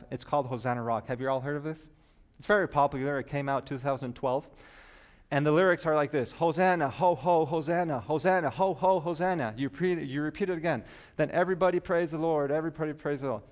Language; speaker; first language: English; native; English